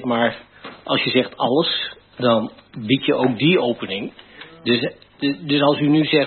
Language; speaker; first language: Dutch; native; Dutch